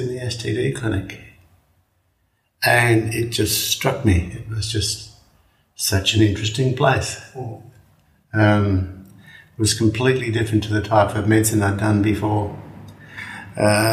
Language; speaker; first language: English; native; English